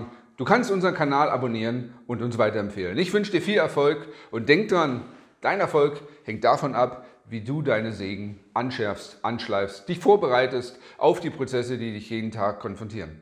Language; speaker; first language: German; native; German